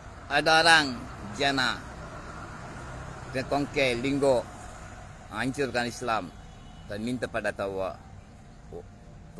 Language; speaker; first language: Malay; non-native, learner; Bangla